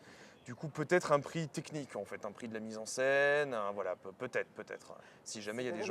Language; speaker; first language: French; native; French